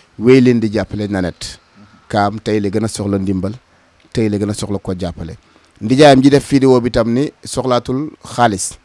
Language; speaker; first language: Wolof; native; Wolof